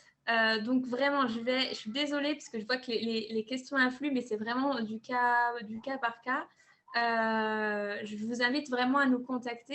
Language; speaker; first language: French; native; French